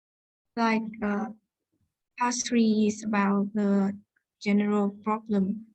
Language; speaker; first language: English; non-native, learner; Vietnamese